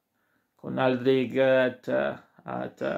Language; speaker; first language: Swedish; non-native, learner; Portuguese